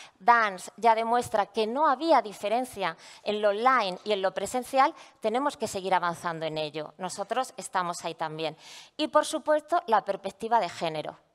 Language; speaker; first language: Spanish; native; Spanish